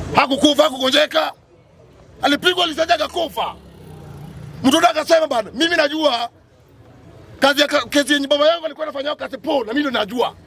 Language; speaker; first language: Swahili; non-native, local second language; Luo (Kenya and Tanzania)